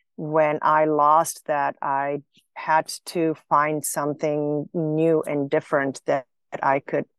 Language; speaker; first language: English; non-native, fluent; Slovenian